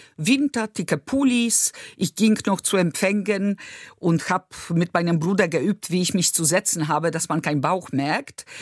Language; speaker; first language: German; non-native, fluent; Polish